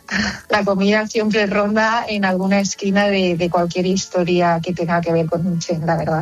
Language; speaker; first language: Spanish; native; Spanish